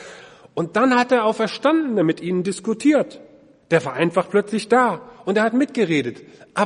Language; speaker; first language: German; native; German